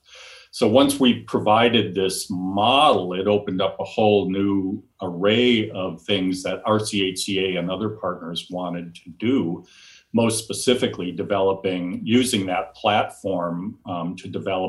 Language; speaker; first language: English; native; English